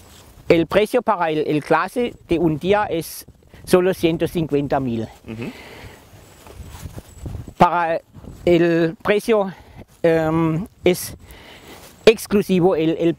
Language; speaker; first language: Spanish; non-native, learner; German